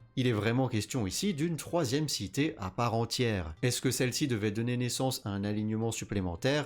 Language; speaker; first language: French; native; French